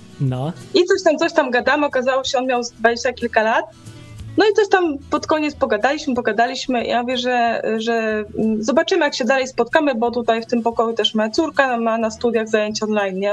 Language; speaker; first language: Polish; native; Polish